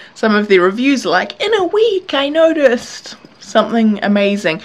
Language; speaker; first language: English; native; English